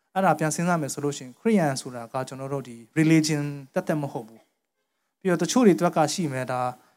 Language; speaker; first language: Burmese; non-native, local second language; Tedim Chin